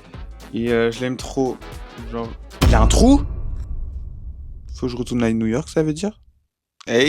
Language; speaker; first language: French; native; French